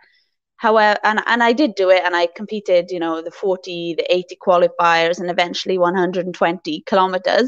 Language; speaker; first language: English; native; English